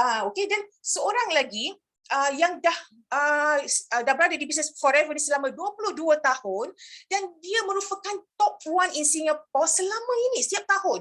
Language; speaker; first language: Malay; native; Malay